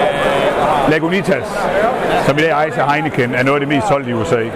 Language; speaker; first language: Danish; native; Danish